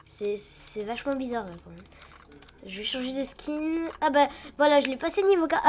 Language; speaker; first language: French; native; French